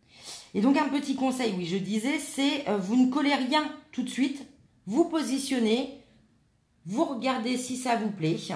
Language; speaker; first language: French; native; French